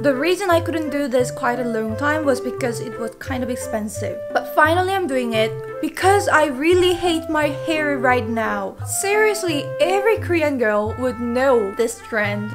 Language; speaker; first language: English; non-native, fluent; Korean